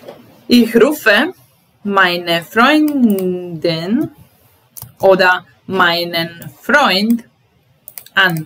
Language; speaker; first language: German; non-native, fluent; Serbian